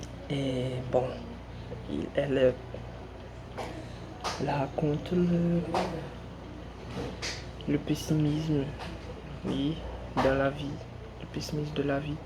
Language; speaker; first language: French; non-native, learner; Portuguese